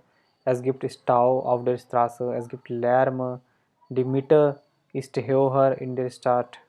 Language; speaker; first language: German; non-native, fluent; Hindi